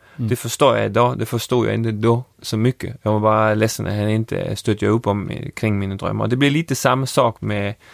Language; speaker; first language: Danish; native; Danish